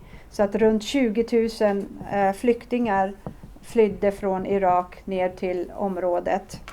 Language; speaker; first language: Swedish; early bilingual, other home language; Assyrian Neo-Aramaic